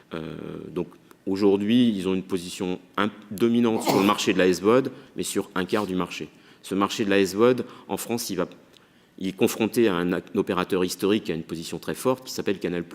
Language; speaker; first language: French; native; French